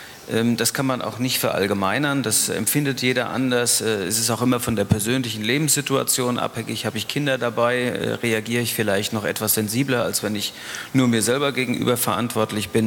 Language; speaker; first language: German; native; German